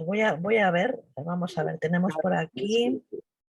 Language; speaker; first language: Spanish; native; Spanish